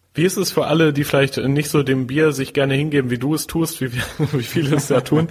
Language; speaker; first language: German; native; German